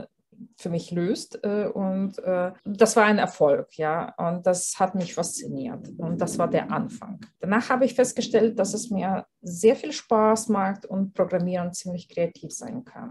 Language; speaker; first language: German; non-native, fluent; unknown